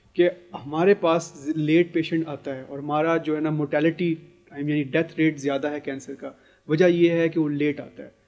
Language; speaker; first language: Urdu; native; Urdu